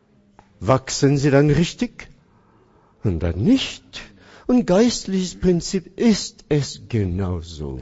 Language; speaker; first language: German; non-native, fluent; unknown